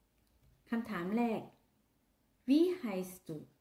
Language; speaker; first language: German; non-native, learner; Thai